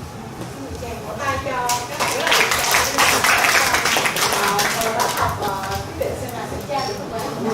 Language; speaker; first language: Vietnamese; native; Vietnamese